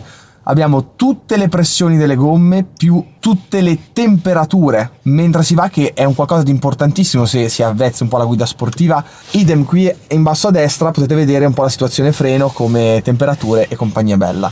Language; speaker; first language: Italian; native; Italian